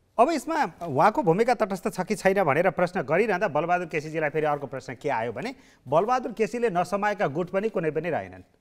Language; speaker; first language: Nepali; native; Nepali